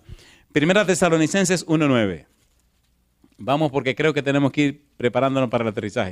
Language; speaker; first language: Spanish; native; Spanish